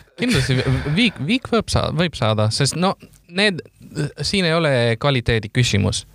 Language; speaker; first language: Estonian; non-native, fluent; Macedonian